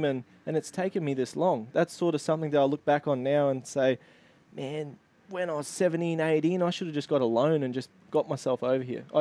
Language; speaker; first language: English; native; English